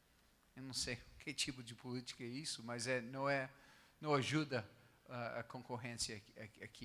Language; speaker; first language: Portuguese; non-native, fluent; English